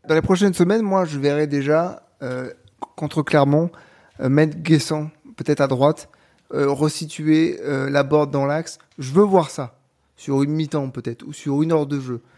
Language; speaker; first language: French; native; French